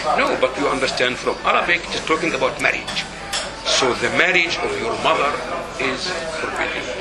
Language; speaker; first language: English; non-native, fluent; Arabic